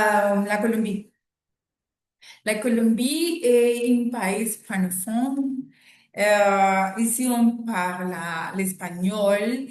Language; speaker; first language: French; non-native, learner; Spanish